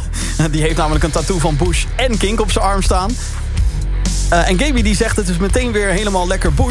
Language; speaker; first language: Dutch; native; Dutch